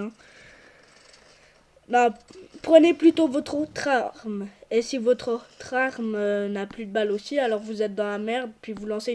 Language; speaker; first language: French; native; French